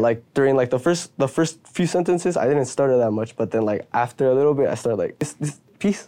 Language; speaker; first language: English; early bilingual, other home language; Spanish